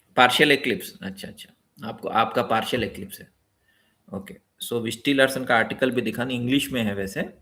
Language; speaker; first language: Hindi; non-native, local second language; Telugu